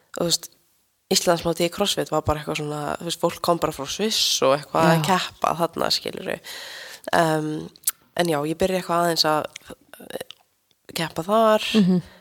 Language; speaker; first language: Icelandic; native; Icelandic